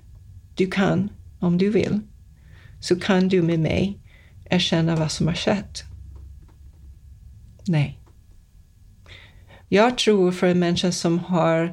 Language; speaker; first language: Swedish; non-native, fluent; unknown